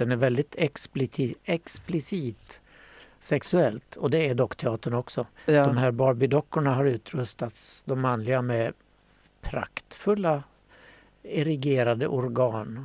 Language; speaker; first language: Swedish; native; Swedish